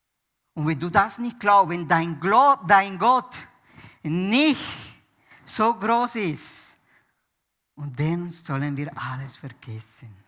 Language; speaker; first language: German; non-native, fluent; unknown